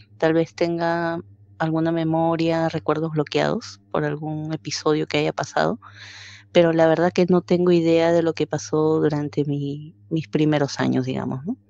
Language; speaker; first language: Spanish; native; Spanish